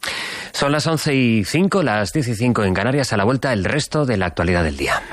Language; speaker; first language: Spanish; native; Spanish